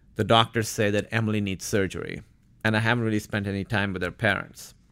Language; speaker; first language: English; non-native, local second language; Urdu